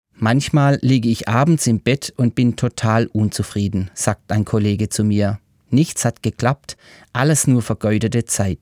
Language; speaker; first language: German; native; German